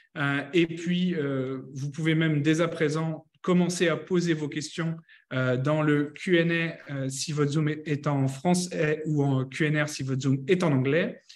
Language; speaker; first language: French; native; French